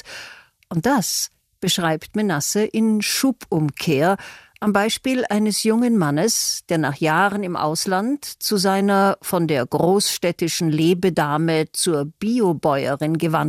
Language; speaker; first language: German; native; German